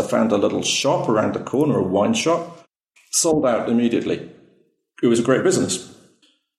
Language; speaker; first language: English; native; English